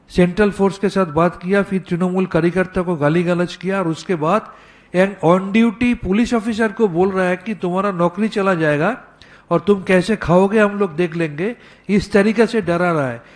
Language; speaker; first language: Hindi; non-native, local second language; Bangla